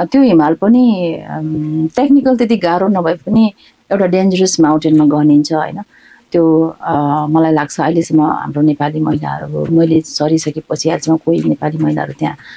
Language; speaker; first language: Nepali; non-native, local second language; Sherpa